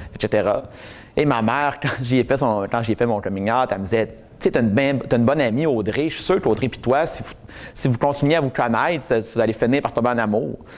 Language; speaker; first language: French; native; French